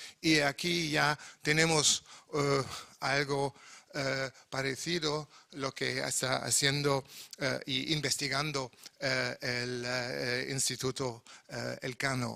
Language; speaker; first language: Spanish; non-native, fluent; German